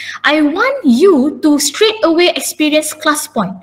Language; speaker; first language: English; non-native, local second language; Malay